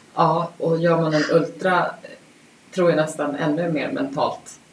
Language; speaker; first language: Swedish; native; Swedish